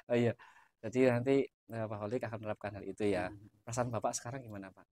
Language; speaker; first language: Indonesian; native; Indonesian